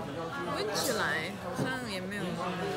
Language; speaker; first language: Chinese; non-native, fluent; Japanese